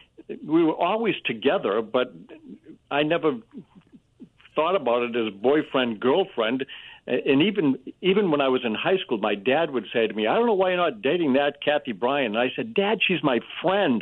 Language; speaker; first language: English; native; English